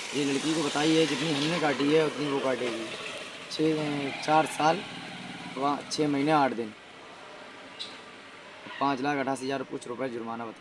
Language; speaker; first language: Hindi; native; Hindi